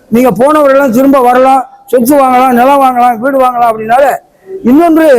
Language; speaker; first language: Tamil; early bilingual, heritage; Tamil